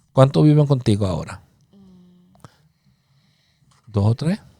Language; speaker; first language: Spanish; early bilingual, other home language; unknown